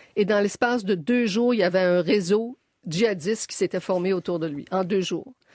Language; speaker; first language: French; native; French